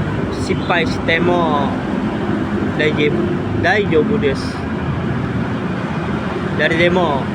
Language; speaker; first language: Japanese; non-native, learner; Indonesian